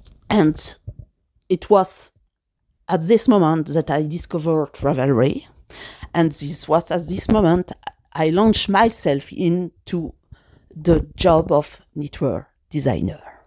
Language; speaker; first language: English; non-native, fluent; French